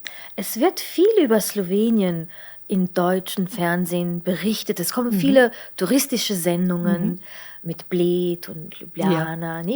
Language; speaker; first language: German; non-native, fluent; Slovenian